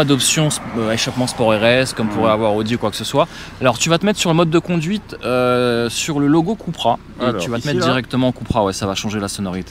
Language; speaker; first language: French; native; French